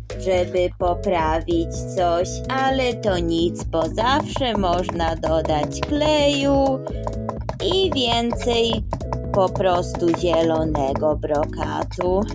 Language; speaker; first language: Polish; early bilingual, heritage; Polish